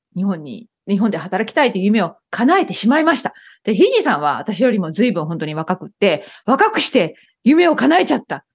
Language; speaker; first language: Japanese; native; Japanese